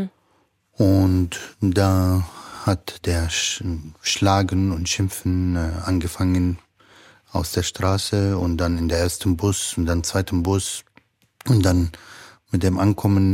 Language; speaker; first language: German; non-native, fluent; Arabic